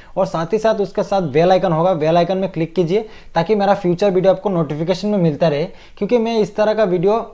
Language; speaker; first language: Hindi; non-native, fluent; Bangla